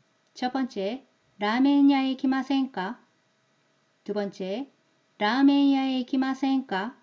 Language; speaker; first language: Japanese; non-native, fluent; Korean